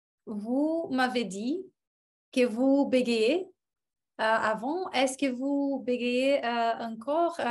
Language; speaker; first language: French; non-native, fluent; Portuguese